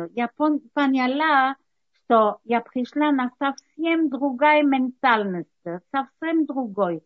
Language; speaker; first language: Russian; early bilingual, heritage; Russian